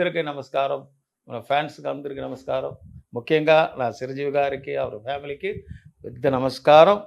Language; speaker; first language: Telugu; non-native, learner; Tamil